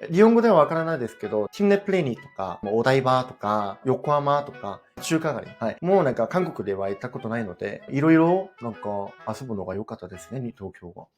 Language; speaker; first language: Japanese; non-native, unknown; Korean